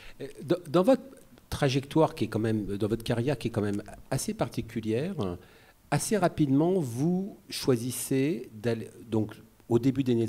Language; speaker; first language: French; native; French